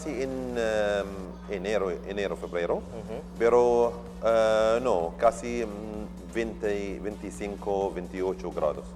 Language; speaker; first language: Spanish; non-native, learner; Arabic